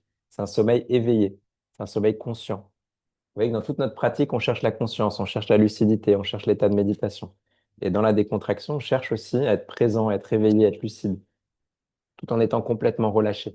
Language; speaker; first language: French; native; French